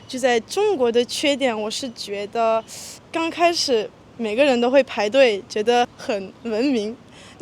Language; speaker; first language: Chinese; early bilingual, heritage; French